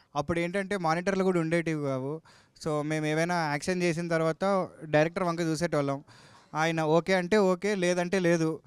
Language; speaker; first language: Telugu; native; Telugu